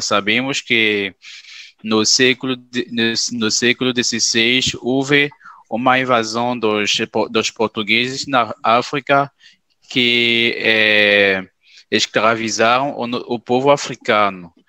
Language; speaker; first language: Portuguese; non-native, fluent; French